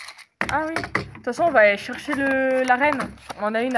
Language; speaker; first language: French; native; French